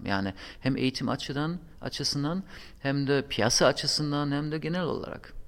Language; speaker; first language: Turkish; non-native, fluent; German